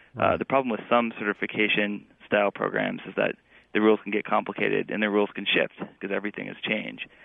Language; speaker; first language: English; native; English